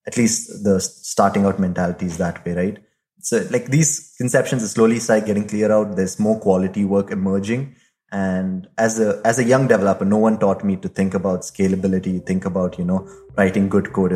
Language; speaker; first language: English; non-native, local second language; Hindi